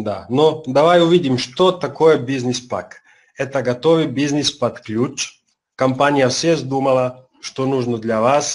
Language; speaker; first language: Russian; non-native, learner; Serbian